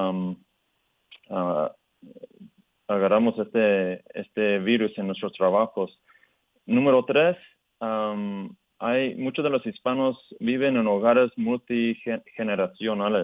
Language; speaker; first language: Spanish; early bilingual, heritage; Spanish